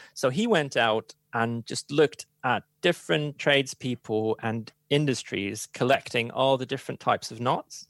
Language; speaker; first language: English; non-native, fluent; German